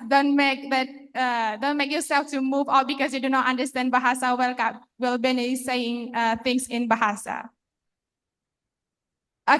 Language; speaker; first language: English; non-native, fluent; Indonesian